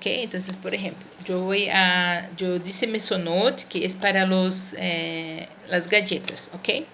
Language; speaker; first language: Spanish; non-native, fluent; Portuguese